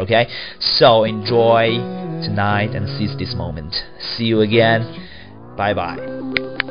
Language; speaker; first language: English; non-native, fluent; Chinese